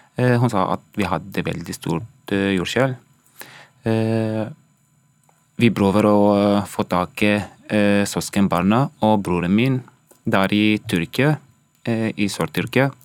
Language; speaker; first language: Norwegian; non-native, learner; Arabic